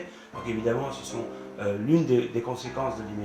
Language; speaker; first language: French; native; French